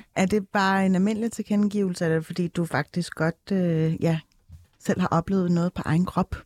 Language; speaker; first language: Danish; early bilingual, other home language; Turkish